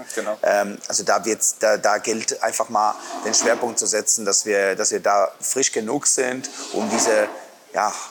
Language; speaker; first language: German; non-native, fluent; Spanish